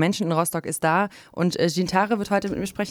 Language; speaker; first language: German; native; German